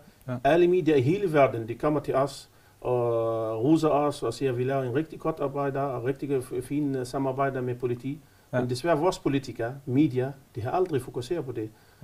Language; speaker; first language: Danish; non-native, fluent; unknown